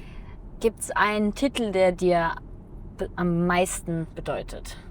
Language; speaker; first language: German; native; German